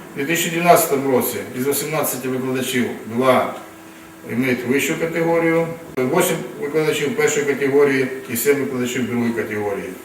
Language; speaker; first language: Ukrainian; non-native, local second language; Russian